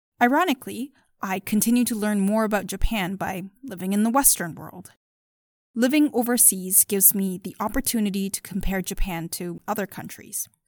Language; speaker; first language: English; early bilingual, other home language; Japanese